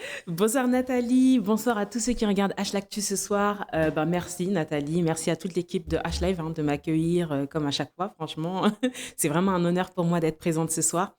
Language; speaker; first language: French; non-native, local second language; Haitian Creole